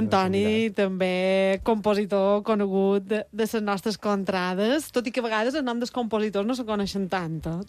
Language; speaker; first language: Catalan; native; Catalan